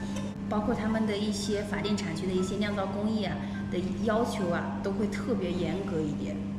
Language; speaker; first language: Chinese; native; Chinese